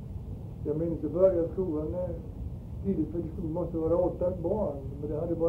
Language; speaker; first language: Swedish; early bilingual, heritage; Swedish